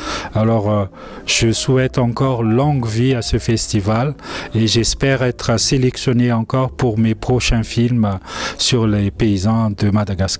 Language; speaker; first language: French; non-native, local second language; Malagasy